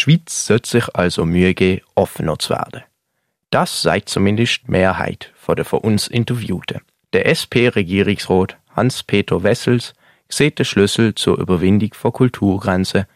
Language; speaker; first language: German; native; German